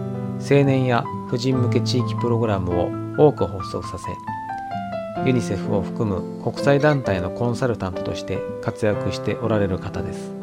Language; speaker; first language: Japanese; native; Japanese